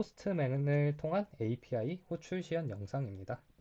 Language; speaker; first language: Korean; native; Korean